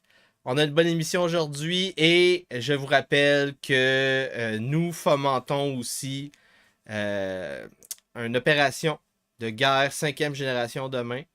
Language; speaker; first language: French; native; French